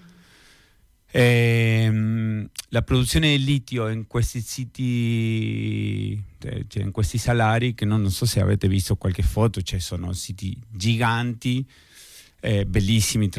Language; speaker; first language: Italian; non-native, fluent; Spanish